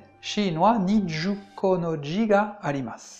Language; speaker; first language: Japanese; non-native, fluent; French